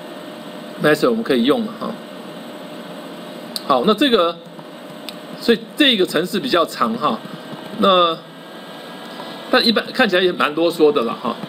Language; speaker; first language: Chinese; native; Chinese